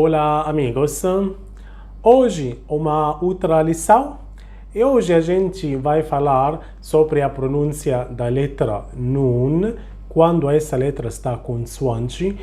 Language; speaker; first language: Portuguese; non-native, fluent; Arabic